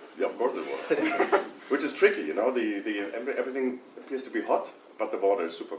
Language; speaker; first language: English; non-native, fluent; German